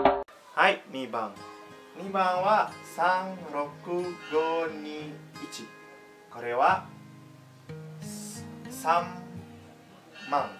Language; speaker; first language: Japanese; non-native, fluent; Indonesian